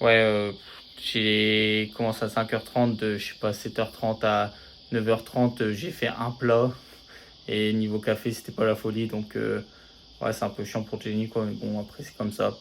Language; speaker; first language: French; native; French